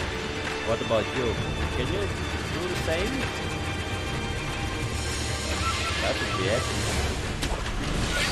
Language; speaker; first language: English; non-native, fluent; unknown